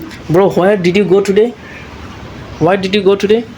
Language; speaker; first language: English; non-native, learner; Bangla